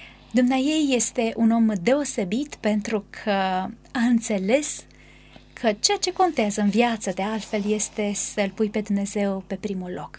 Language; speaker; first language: Romanian; native; Romanian